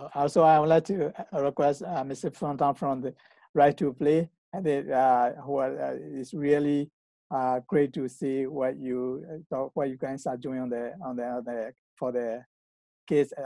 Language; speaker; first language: English; non-native, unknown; Burmese